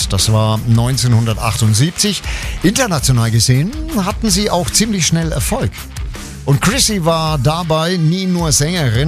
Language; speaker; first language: German; native; German